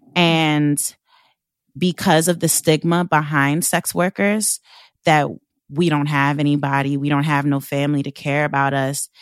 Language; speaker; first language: English; native; English